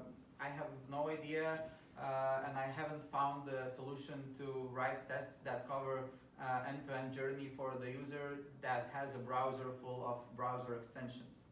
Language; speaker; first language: English; non-native, fluent; Lithuanian